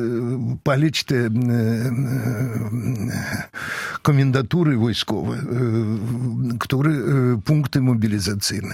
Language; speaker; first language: Polish; non-native, fluent; Russian